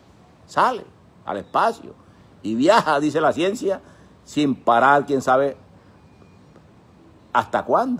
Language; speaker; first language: Spanish; native; Spanish